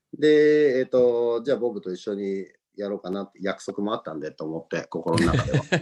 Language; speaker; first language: Japanese; native; Japanese